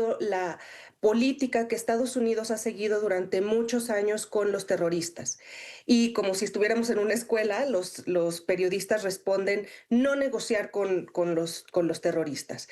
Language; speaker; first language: Spanish; native; Spanish